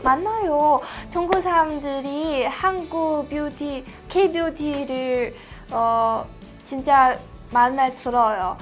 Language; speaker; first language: Korean; non-native, fluent; Chinese